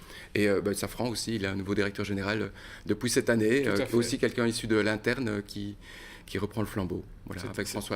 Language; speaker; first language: French; native; French